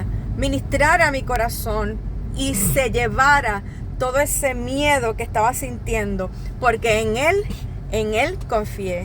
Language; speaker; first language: Spanish; native; Spanish